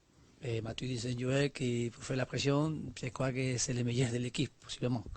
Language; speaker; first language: French; non-native, learner; Spanish